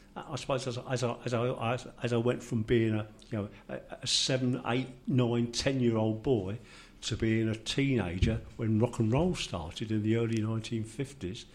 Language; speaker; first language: English; native; English